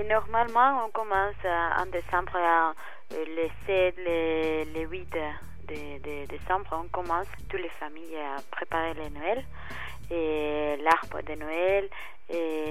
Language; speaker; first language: French; non-native, learner; Spanish